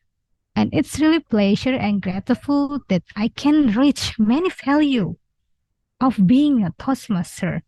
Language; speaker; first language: English; non-native, learner; Indonesian